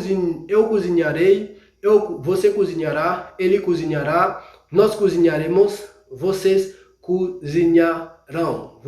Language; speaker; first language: Portuguese; non-native, fluent; Haitian Creole